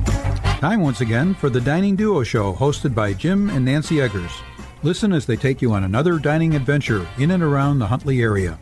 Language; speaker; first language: English; native; English